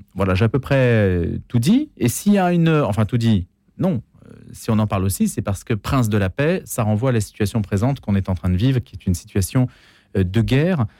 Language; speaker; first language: French; native; French